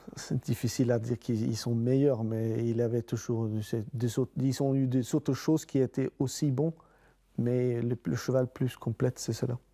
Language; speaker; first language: French; non-native, fluent; Swedish